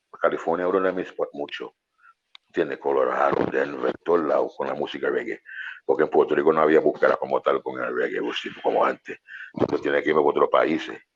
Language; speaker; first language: Spanish; non-native, fluent; English